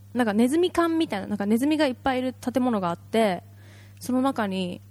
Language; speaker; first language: Japanese; native; Japanese